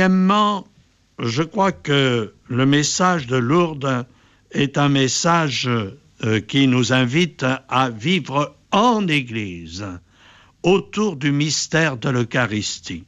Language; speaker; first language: French; native; French